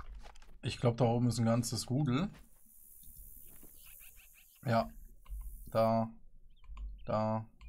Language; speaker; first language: German; native; German